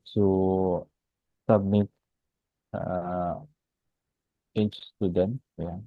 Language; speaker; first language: English; non-native, fluent; Indonesian